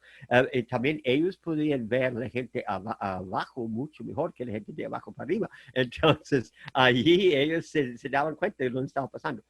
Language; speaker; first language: Spanish; non-native, fluent; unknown